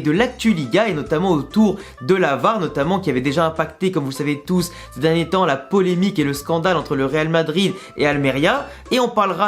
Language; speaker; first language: French; native; French